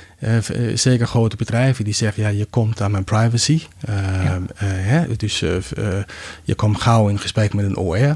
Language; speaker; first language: Dutch; non-native, fluent; Danish